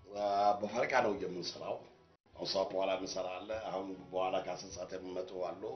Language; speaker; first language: Amharic; non-native, local second language; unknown